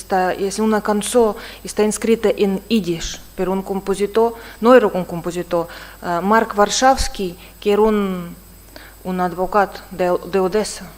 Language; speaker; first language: Catalan; non-native, fluent; Russian